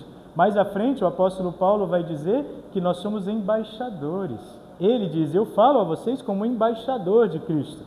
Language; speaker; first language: Portuguese; native; Portuguese